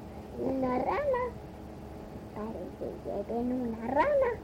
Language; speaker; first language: Spanish; early bilingual, heritage; Spanish